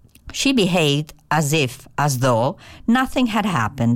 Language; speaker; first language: English; non-native, fluent; Italian